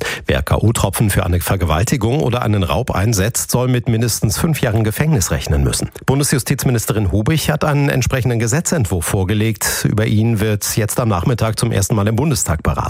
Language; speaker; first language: German; native; German